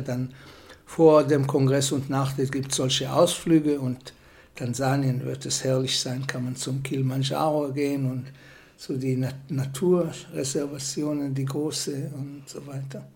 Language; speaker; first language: German; non-native, fluent; Hebrew